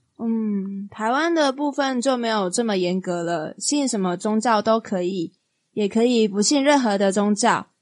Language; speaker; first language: Chinese; native; Chinese